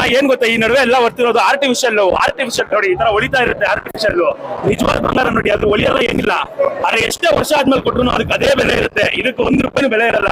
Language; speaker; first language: Kannada; native; Kannada